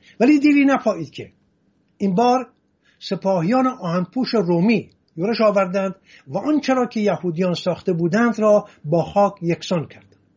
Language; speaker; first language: Persian; non-native, local second language; Assyrian Neo-Aramaic